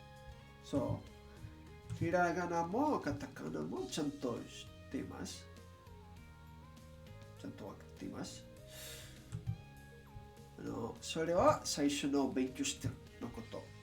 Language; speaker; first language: Japanese; non-native, learner; English